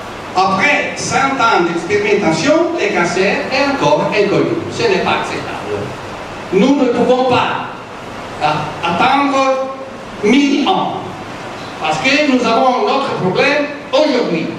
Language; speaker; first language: French; non-native, fluent; Italian